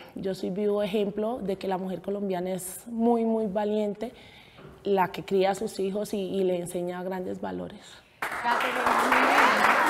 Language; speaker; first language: Spanish; native; Spanish